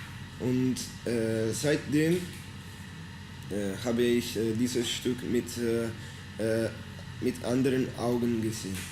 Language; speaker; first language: German; non-native, fluent; Italian